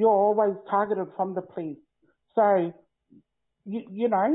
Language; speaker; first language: English; native; English